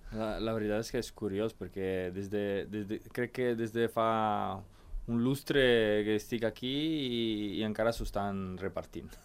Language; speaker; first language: Catalan; non-native, fluent; Ukrainian